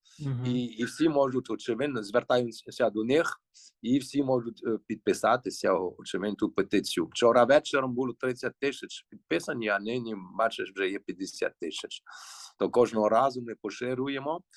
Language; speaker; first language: Ukrainian; early bilingual, heritage; Ukrainian